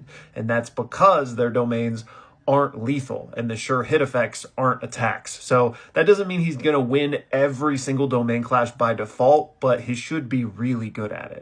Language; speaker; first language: English; native; English